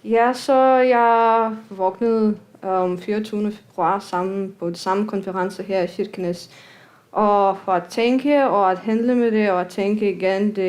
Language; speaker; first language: Danish; non-native, fluent; Russian